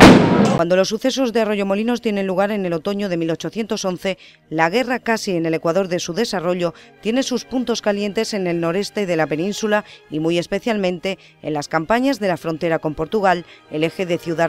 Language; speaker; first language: Spanish; native; Spanish